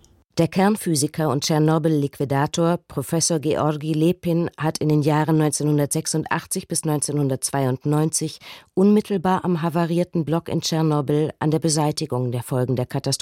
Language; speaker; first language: German; native; German